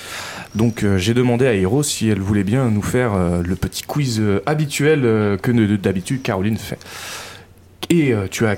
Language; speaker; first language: French; native; French